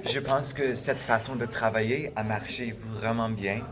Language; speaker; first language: French; non-native, local second language; English